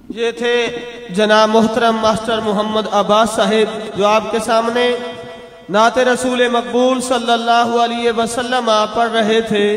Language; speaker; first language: Urdu; non-native, local second language; Punjabi